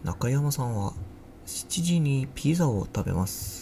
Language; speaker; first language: Japanese; non-native, learner; English